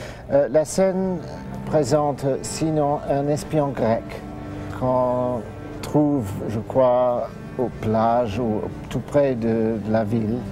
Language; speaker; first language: French; non-native, fluent; English